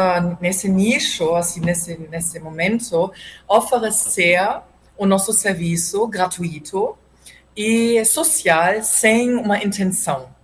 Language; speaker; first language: Portuguese; non-native, fluent; German